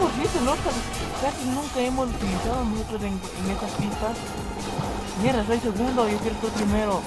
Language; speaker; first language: Spanish; native; Spanish